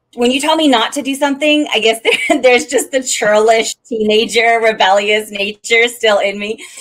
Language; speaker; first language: English; native; English